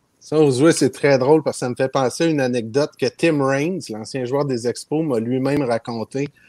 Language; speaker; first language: French; native; French